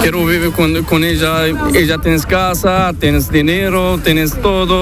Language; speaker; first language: Spanish; non-native, learner; Arabic